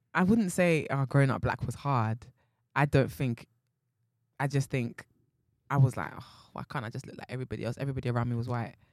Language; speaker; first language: English; native; English